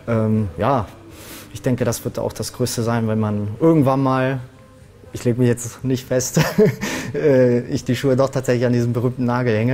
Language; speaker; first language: German; native; German